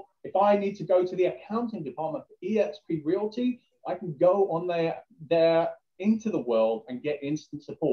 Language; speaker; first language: English; native; English